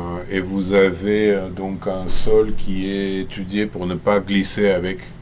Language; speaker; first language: French; native; French